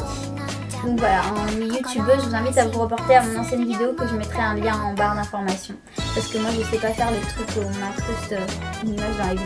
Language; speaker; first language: French; native; French